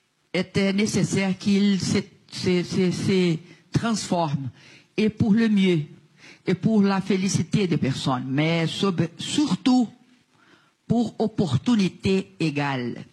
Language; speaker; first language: French; non-native, learner; Portuguese